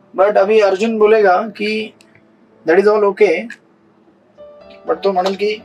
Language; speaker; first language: Hindi; non-native, local second language; Marathi